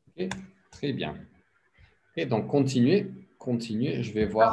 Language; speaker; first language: French; non-native, fluent; English